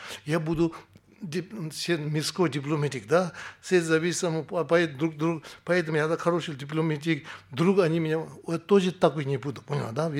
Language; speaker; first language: Russian; non-native, learner; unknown